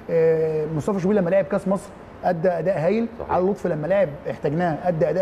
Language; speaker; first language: Arabic; native; Arabic